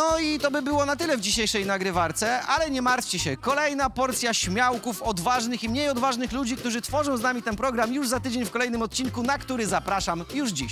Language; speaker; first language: Polish; native; Polish